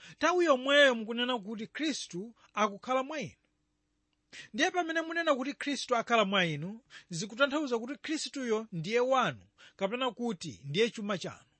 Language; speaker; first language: Nyanja; native; Nyanja